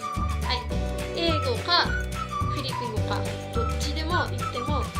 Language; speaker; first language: Japanese; non-native, fluent; Cebuano